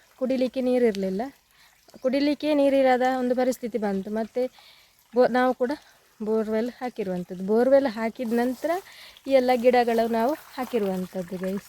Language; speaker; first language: Kannada; non-native, local second language; Tulu